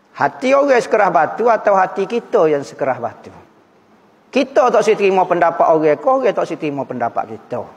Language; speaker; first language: Malay; native; Malay